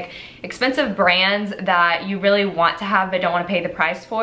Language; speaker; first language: English; native; English